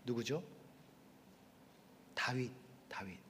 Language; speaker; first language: Korean; native; Korean